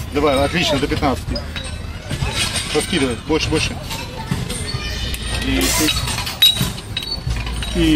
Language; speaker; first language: Russian; native; Russian